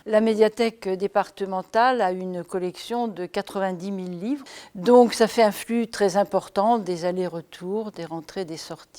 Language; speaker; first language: French; native; French